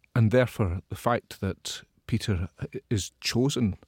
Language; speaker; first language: English; native; English